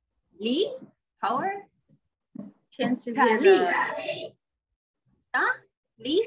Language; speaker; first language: Chinese; non-native, learner; English